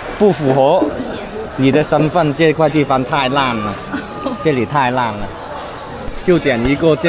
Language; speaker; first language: Chinese; non-native, fluent; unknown